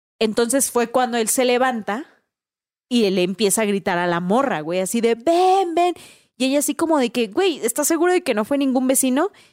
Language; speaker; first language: Spanish; native; Spanish